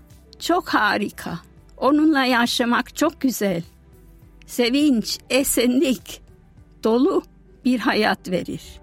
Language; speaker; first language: Turkish; non-native, fluent; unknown